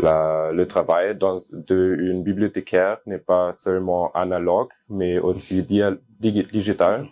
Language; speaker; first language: French; non-native, learner; German